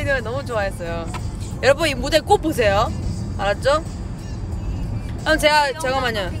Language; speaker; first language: Korean; non-native, fluent; Chinese